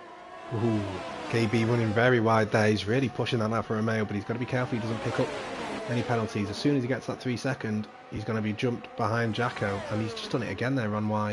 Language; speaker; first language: English; native; English